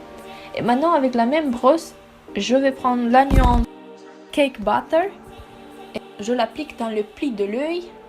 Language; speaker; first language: French; non-native, fluent; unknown